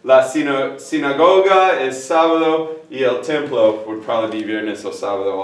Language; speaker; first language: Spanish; non-native, fluent; English